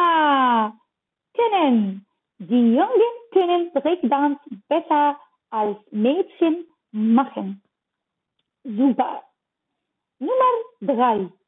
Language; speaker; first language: German; non-native, learner; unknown